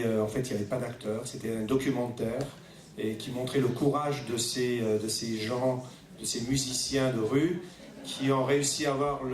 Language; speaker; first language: French; native; French